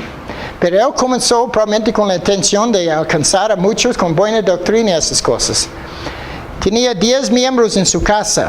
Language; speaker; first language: Spanish; non-native, fluent; English